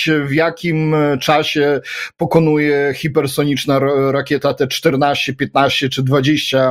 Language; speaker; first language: Polish; non-native, fluent; Ukrainian